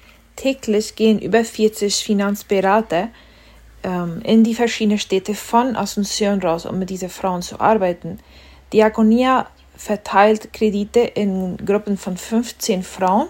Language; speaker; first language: German; non-native, fluent; Spanish